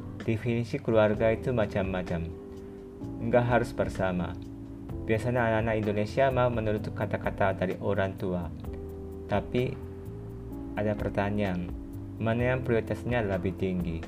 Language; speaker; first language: Indonesian; non-native, fluent; Japanese